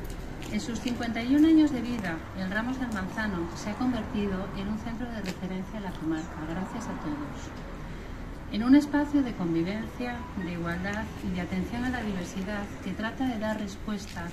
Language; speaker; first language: Spanish; native; Spanish